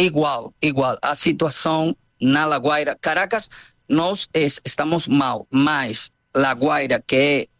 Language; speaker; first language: Portuguese; non-native, fluent; Spanish